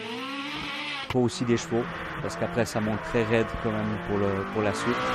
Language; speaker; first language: French; native; French